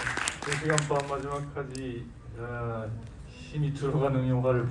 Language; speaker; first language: Korean; non-native, fluent; Japanese